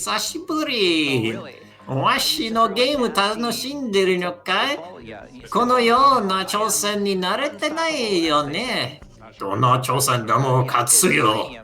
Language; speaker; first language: Japanese; non-native, learner; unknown